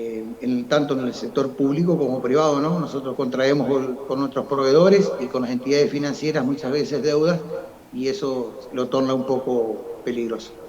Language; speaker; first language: Spanish; native; Spanish